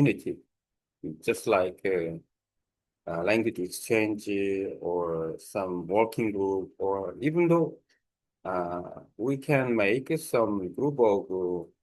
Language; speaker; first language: English; non-native, learner; Korean